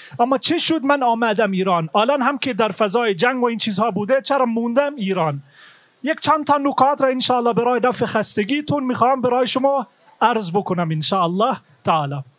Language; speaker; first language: Persian; non-native, fluent; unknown